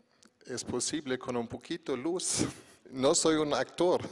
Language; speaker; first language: Spanish; non-native, fluent; German